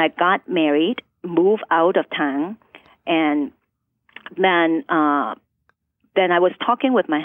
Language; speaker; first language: English; non-native, local second language; Cantonese